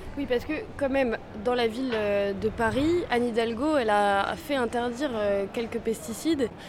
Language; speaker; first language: French; native; French